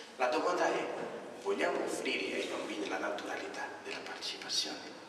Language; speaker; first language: Italian; non-native, fluent; Portuguese